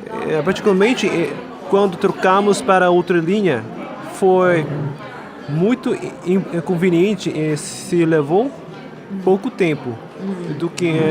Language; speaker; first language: Portuguese; non-native, learner; Korean